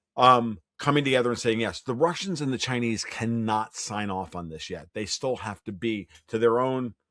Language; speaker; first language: English; native; English